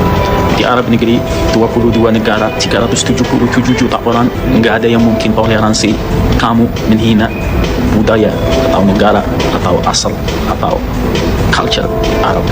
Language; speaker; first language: Indonesian; non-native, fluent; Arabic